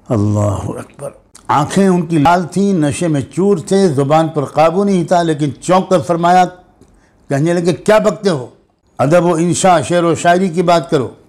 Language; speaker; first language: Hindi; native; Hindi